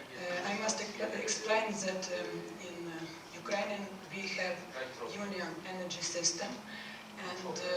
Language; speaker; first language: English; non-native, learner; Ukrainian